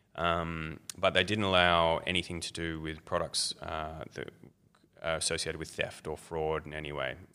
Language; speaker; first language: English; native; English